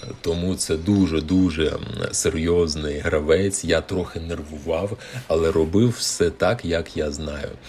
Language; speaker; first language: Ukrainian; non-native, local second language; Russian